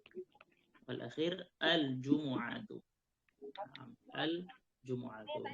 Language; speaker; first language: Arabic; non-native, fluent; Indonesian